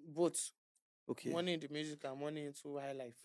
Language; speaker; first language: English; non-native, local second language; Yoruba